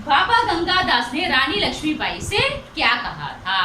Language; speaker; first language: Hindi; non-native, local second language; Telugu